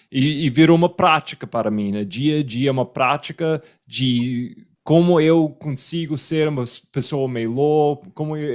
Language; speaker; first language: Portuguese; non-native, fluent; English